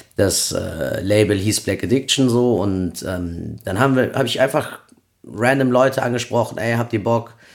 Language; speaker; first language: German; early bilingual, other home language; Spanish